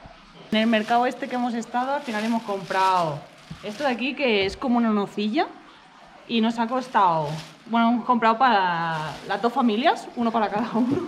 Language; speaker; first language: Spanish; native; Spanish